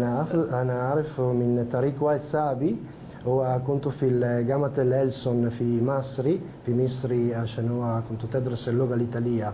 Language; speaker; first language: Arabic; non-native, learner; Italian